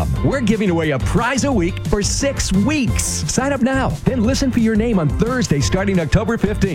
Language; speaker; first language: English; native; English